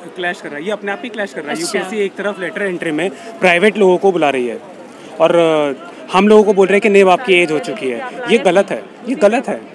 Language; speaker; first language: Hindi; native; Hindi